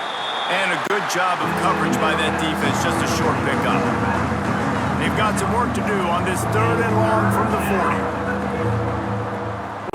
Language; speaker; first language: English; native; English